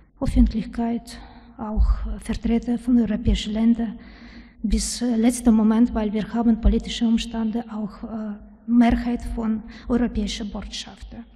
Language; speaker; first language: German; non-native, learner; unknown